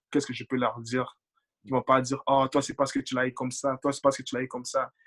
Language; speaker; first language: French; early bilingual, other home language; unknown